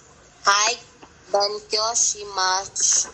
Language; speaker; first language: Japanese; non-native, learner; Filipino